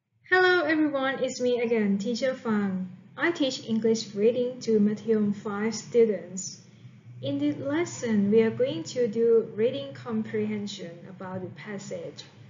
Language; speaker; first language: English; non-native, fluent; Thai